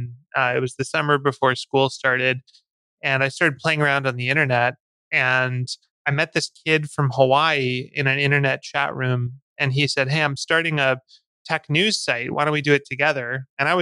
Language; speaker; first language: English; native; English